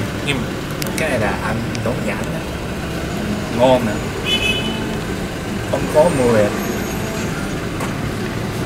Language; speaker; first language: Vietnamese; non-native, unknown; Japanese